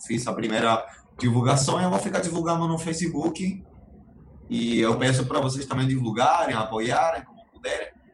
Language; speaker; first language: Portuguese; non-native, fluent; Spanish